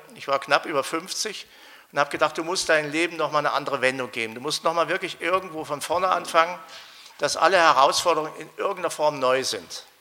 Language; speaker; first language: German; native; German